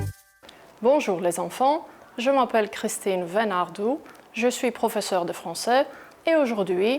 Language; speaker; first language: French; non-native, fluent; Greek